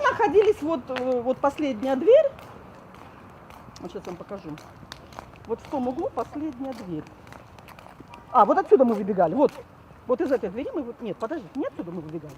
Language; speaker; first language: Russian; native; Russian